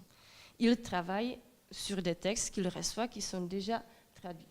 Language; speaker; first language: French; non-native, fluent; Czech